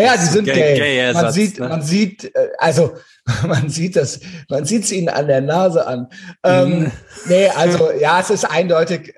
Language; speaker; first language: German; native; German